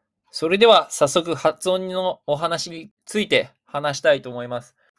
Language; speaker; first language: Japanese; native; Japanese